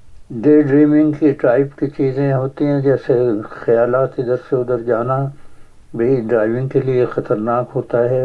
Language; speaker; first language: Urdu; native; Urdu